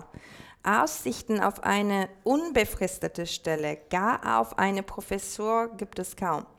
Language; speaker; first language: German; non-native, fluent; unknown